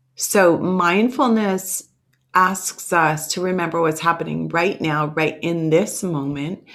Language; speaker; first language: English; early bilingual, other home language; Italian